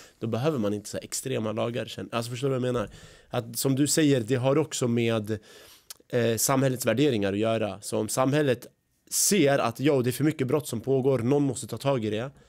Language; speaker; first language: Swedish; early bilingual, other home language; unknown